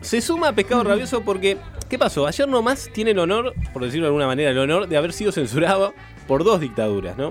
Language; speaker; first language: Spanish; native; Spanish